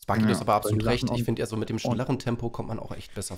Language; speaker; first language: German; native; German